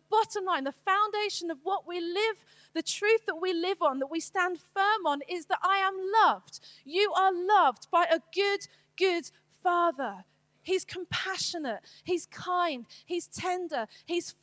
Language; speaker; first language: English; native; English